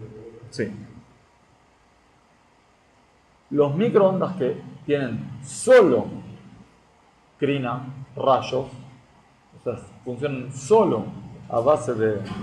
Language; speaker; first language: Spanish; native; Spanish